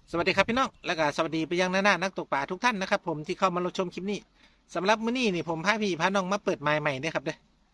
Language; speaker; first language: Thai; non-native, local second language; Northeastern Thai